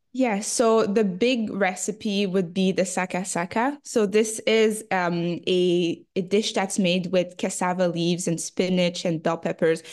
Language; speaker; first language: English; early bilingual, other home language; French